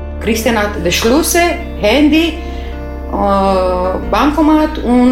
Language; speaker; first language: German; non-native, learner; Romanian